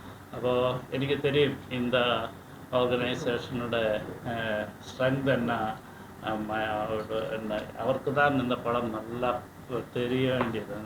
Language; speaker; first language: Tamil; non-native, learner; Malayalam